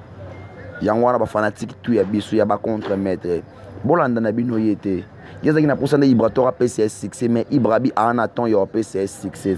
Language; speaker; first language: French; non-native, local second language; Lingala